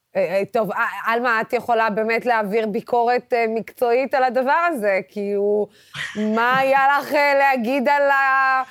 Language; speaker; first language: Hebrew; non-native, local second language; Arabic